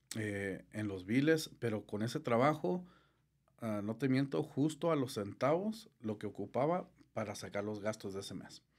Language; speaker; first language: Spanish; early bilingual, heritage; Spanish